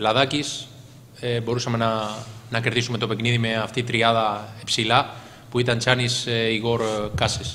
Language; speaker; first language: Greek; non-native, learner; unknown